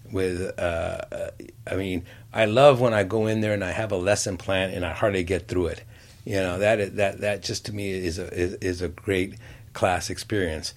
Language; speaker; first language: English; native; English